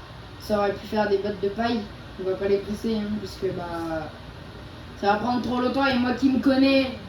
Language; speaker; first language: French; native; French